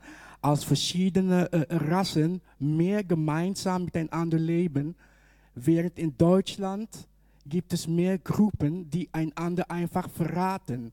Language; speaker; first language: German; non-native, fluent; Dutch